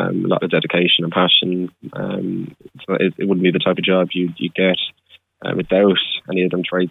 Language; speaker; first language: English; native; English